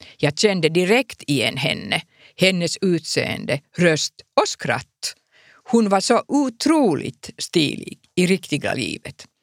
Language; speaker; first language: Swedish; non-native, local second language; Finnish